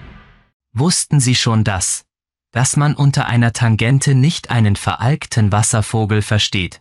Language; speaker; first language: German; native; German